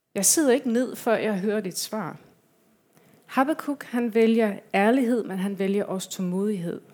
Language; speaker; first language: Danish; non-native, fluent; English